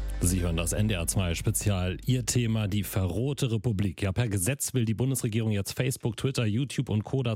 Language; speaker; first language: German; native; German